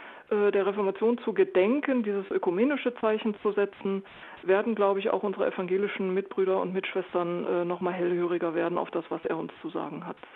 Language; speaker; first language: German; native; German